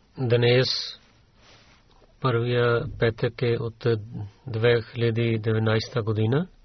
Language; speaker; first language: Bulgarian; non-native, learner; Urdu